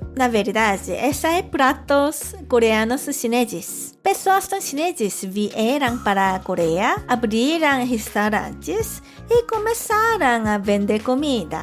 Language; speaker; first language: Portuguese; non-native, fluent; Korean